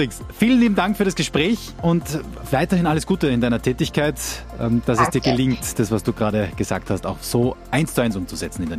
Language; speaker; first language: German; native; German